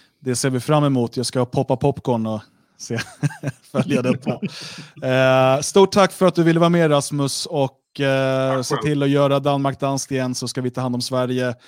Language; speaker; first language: Swedish; native; Swedish